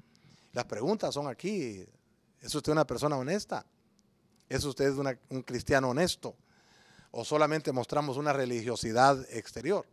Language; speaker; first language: Spanish; native; Spanish